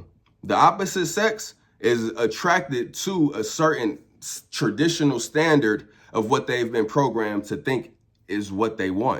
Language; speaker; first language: English; native; English